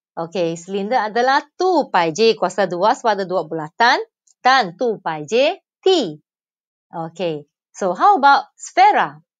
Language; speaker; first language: Malay; non-native, local second language; Chinese